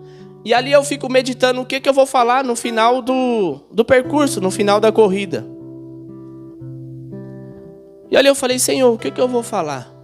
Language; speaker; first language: Portuguese; native; Portuguese